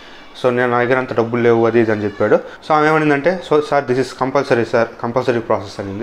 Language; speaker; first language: Telugu; native; Telugu